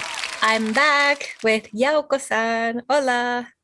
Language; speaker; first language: English; non-native, fluent; Japanese